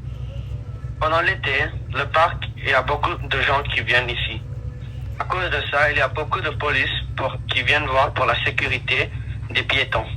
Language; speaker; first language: French; non-native, learner; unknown